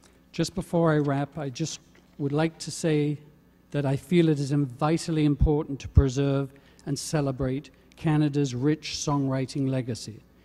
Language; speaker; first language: English; native; English